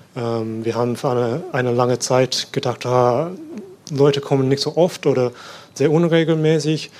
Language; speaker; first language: German; non-native, learner; English